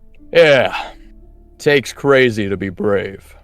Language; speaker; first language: English; native; English